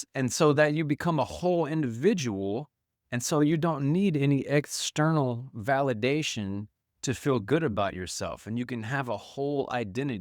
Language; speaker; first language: English; native; English